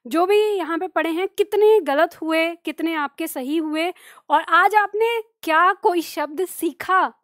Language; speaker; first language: Hindi; native; Hindi